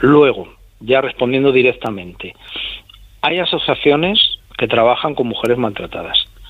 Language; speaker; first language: Spanish; native; Spanish